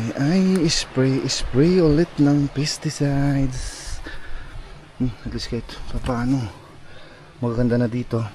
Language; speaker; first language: Filipino; non-native, local second language; Iloko